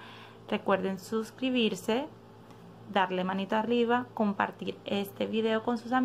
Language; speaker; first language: Spanish; native; Spanish